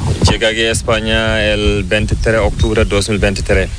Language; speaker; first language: Spanish; non-native, learner; Fula